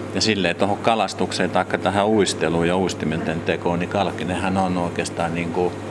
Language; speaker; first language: Finnish; native; Finnish